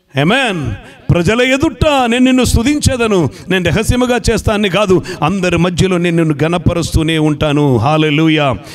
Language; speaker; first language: Telugu; non-native, fluent; Malayalam